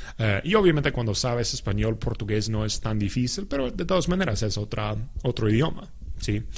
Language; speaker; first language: Spanish; non-native, fluent; English